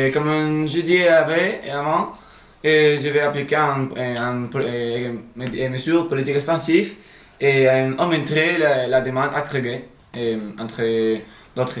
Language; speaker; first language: French; non-native, learner; Spanish